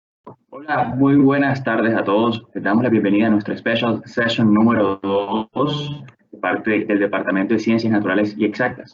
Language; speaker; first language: Spanish; native; Spanish